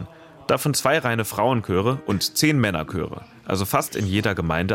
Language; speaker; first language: German; native; German